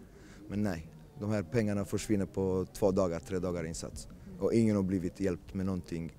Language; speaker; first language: Swedish; early bilingual, other home language; Romanian